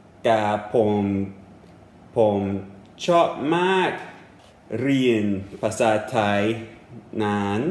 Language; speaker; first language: Thai; non-native, learner; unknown